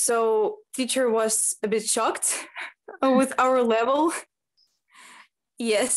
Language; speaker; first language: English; non-native, learner; Ukrainian